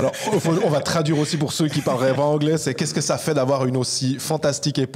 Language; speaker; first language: French; native; French